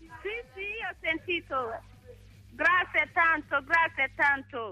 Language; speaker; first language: Italian; non-native, learner; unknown